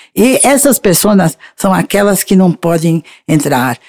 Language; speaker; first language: Spanish; non-native, learner; Portuguese